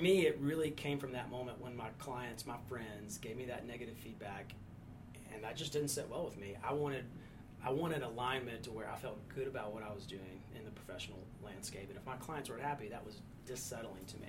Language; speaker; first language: English; native; English